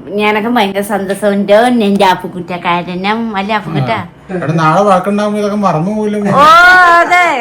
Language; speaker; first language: Malayalam; non-native, fluent; Nepali